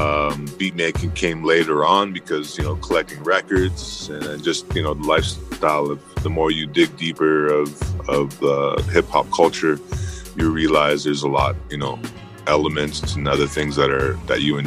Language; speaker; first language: English; native; English